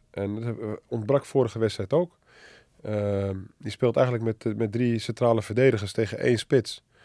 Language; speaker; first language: Dutch; early bilingual, other home language; Arabic